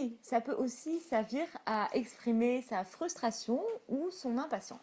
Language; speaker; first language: French; native; French